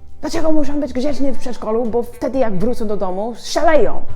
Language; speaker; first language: Polish; non-native, learner; English